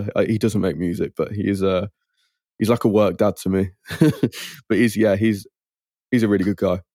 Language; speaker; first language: English; native; English